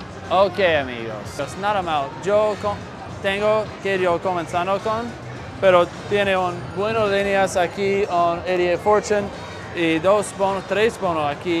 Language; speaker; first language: Spanish; non-native, learner; English